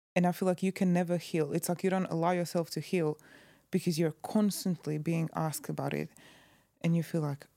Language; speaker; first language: English; non-native, fluent; Croatian